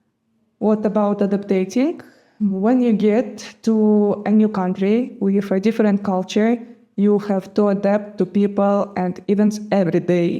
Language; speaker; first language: English; non-native, fluent; Gagauz